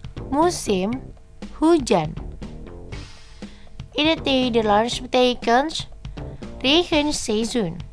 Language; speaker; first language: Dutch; non-native, fluent; Indonesian